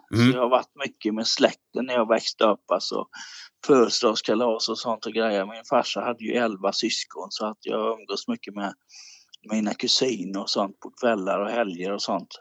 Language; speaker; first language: Swedish; native; Swedish